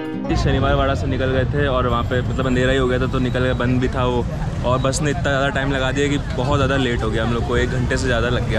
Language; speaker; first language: Hindi; native; Hindi